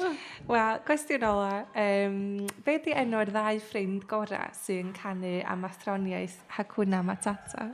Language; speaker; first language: Welsh; native; Welsh